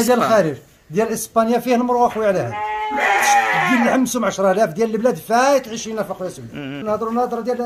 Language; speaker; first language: Arabic; native; Arabic